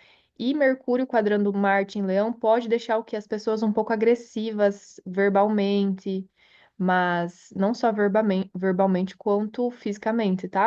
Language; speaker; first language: Portuguese; native; Portuguese